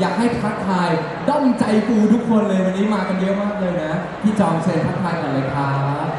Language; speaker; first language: Thai; native; Thai